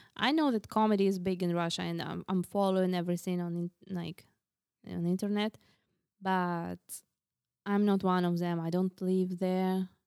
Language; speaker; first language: English; non-native, fluent; Russian